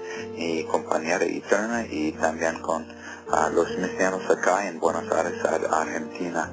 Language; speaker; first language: Spanish; non-native, fluent; English